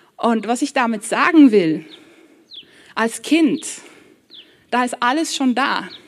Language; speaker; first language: German; early bilingual, other home language; Polish